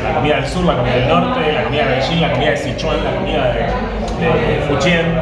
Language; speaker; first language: Spanish; native; Spanish